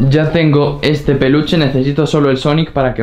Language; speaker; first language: Spanish; native; Spanish